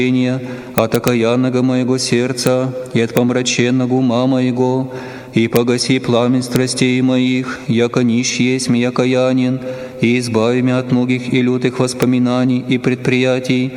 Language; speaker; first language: Russian; native; Russian